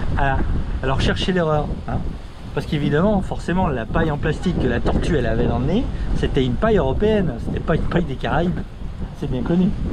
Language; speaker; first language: French; native; French